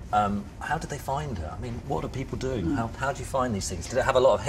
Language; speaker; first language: English; native; English